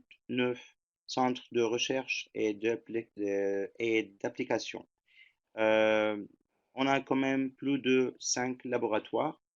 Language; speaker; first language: French; non-native, fluent; Turkish